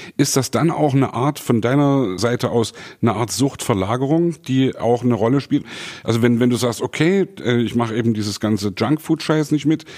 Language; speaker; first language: German; native; German